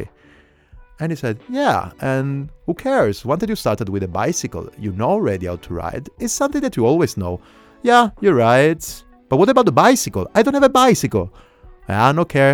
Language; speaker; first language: English; non-native, fluent; Italian